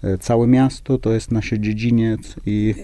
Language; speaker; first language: Polish; non-native, learner; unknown